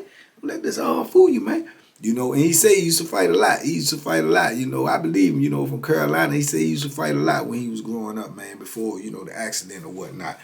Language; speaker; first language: English; native; English